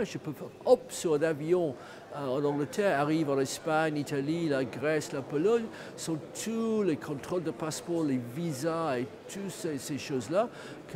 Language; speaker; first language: French; non-native, fluent; English